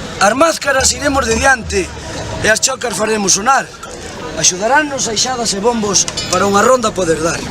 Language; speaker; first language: Galician; native; Galician